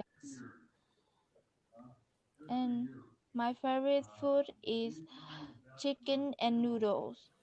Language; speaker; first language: English; non-native, learner; Vietnamese